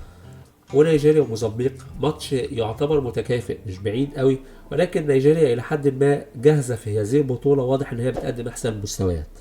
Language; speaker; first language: Arabic; native; Arabic